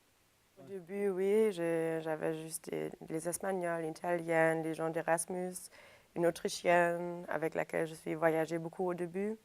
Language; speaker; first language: French; non-native, fluent; German